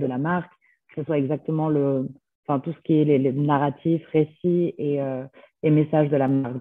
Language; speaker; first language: French; native; French